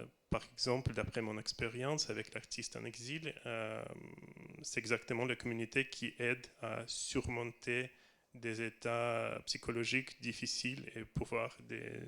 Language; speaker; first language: French; non-native, learner; Russian